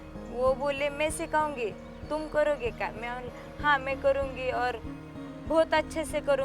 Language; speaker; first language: Hindi; non-native, local second language; Marathi